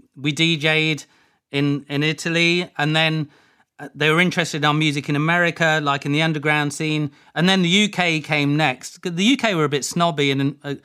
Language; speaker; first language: English; native; English